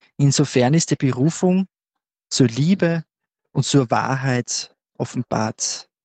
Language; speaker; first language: German; native; German